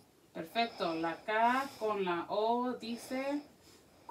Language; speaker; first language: Spanish; early bilingual, heritage; Spanish